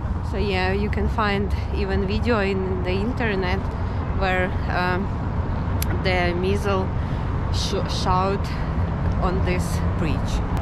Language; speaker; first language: English; non-native, learner; Ukrainian